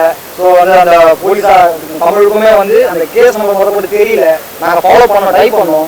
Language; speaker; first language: Tamil; native; Tamil